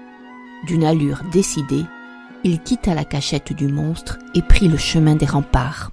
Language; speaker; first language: French; native; French